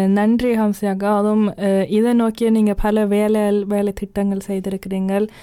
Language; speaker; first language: Tamil; early bilingual, heritage; Tamil